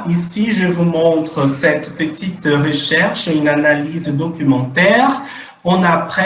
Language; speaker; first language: French; non-native, fluent; Portuguese